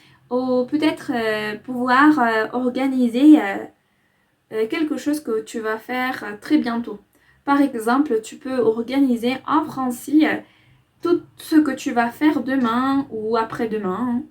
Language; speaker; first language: French; non-native, fluent; Spanish